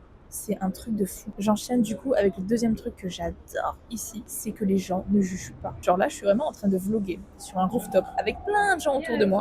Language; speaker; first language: French; native; French